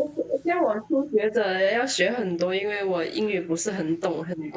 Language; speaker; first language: Chinese; non-native, learner; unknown